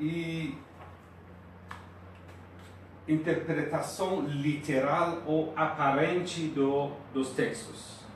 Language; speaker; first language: Portuguese; non-native, fluent; Persian